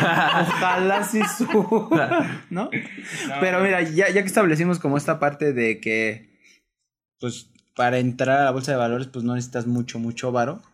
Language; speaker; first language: Spanish; native; Spanish